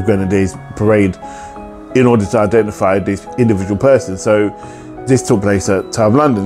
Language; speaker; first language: English; native; English